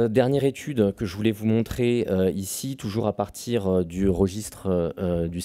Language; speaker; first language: French; native; French